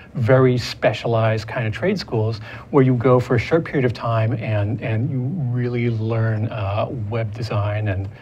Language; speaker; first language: English; native; English